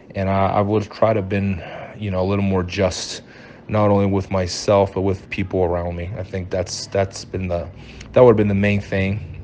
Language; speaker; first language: English; early bilingual, other home language; Portuguese